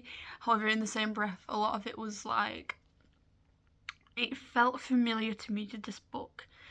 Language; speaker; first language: English; native; English